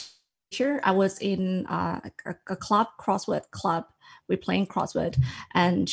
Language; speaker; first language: English; non-native, fluent; Thai